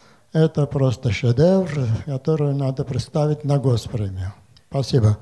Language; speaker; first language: Russian; non-native, local second language; Armenian